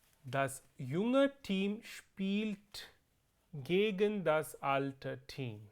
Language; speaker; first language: German; non-native, fluent; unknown